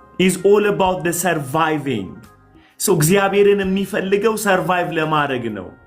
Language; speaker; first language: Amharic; non-native, fluent; Somali